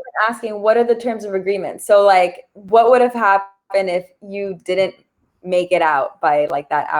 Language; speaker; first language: English; native; English